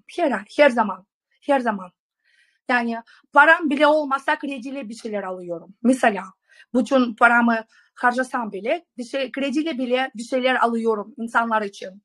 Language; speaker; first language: Turkish; non-native, fluent; Russian